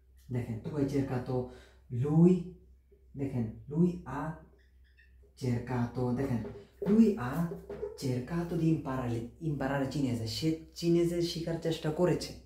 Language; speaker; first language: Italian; non-native, fluent; Bangla